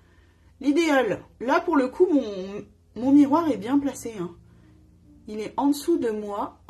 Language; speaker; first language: French; native; French